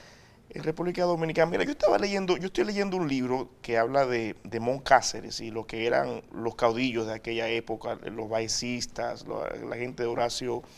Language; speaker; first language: Spanish; native; Spanish